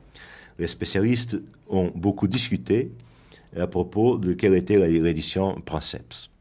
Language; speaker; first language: French; non-native, fluent; Portuguese